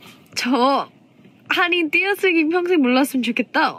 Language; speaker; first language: Korean; non-native, fluent; Vietnamese